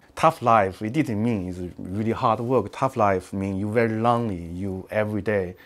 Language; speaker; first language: English; non-native, learner; Chinese